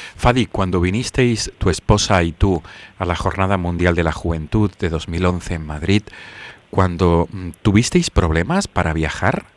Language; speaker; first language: Spanish; native; Spanish